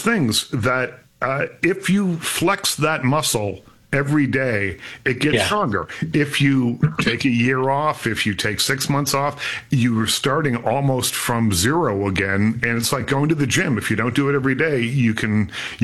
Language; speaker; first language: English; native; English